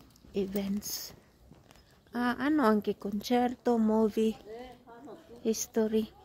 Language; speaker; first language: Italian; non-native, fluent; Filipino